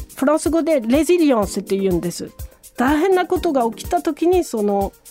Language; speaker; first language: Japanese; non-native, fluent; French